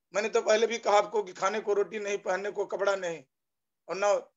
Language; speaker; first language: Hindi; non-native, local second language; Bangla